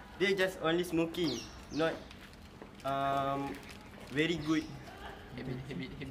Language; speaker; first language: English; non-native, learner; Malay